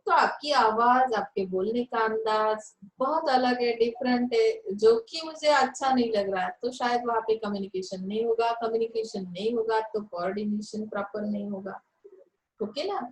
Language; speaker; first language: Hindi; non-native, local second language; Marathi